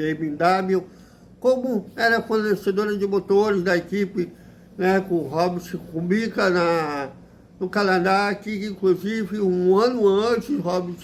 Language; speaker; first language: Portuguese; native; Portuguese